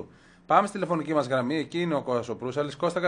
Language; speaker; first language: Greek; native; Greek